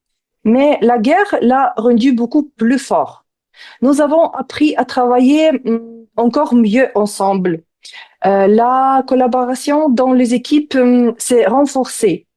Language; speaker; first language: French; non-native, fluent; Ukrainian